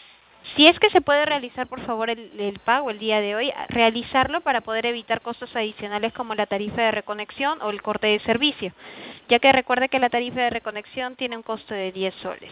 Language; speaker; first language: Spanish; native; Spanish